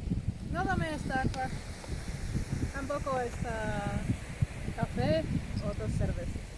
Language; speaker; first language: Spanish; non-native, learner; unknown